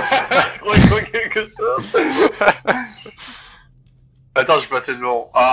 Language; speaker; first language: French; native; French